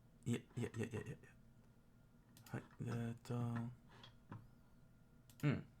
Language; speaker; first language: Japanese; non-native, learner; English